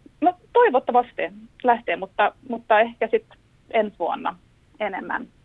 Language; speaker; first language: Finnish; non-native, local second language; Swedish